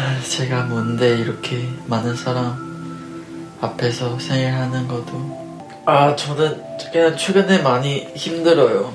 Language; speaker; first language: Korean; non-native, fluent; Chinese